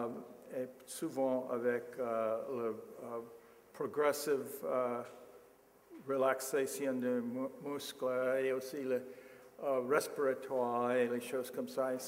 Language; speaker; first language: French; non-native, learner; English